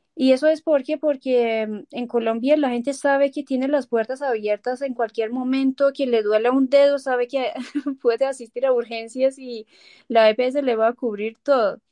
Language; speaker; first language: Spanish; non-native, fluent; Persian